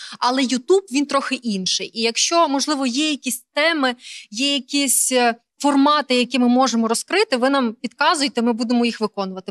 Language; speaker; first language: Ukrainian; native; Ukrainian